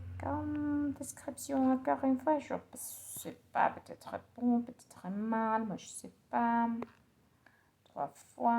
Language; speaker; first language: French; non-native, learner; Spanish